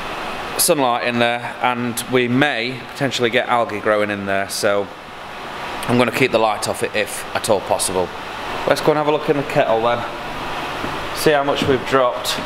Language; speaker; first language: English; native; English